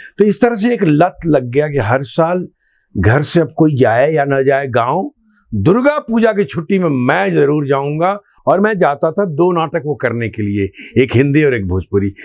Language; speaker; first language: Hindi; non-native, local second language; Bhojpuri